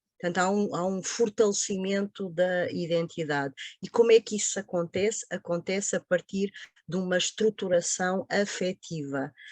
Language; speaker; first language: Portuguese; native; Portuguese